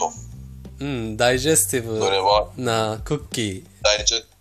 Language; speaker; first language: Japanese; non-native, fluent; Persian